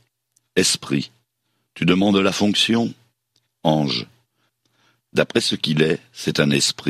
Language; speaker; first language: French; native; French